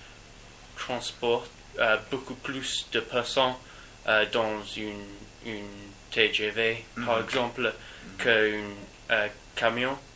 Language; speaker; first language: French; non-native, learner; English